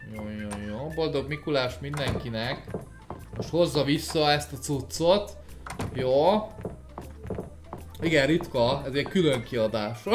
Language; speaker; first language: Hungarian; native; Hungarian